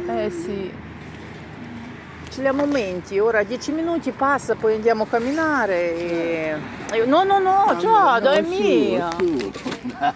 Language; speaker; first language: Italian; non-native, learner; Ukrainian